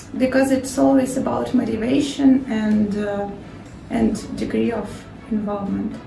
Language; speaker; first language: English; non-native, fluent; Russian